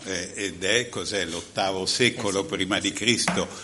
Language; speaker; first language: Italian; native; Italian